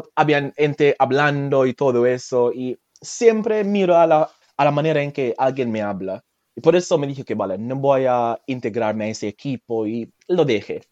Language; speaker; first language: Spanish; non-native, fluent; Jamaican Creole English